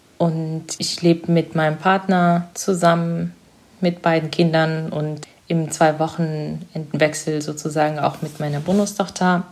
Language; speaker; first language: German; early bilingual, other home language; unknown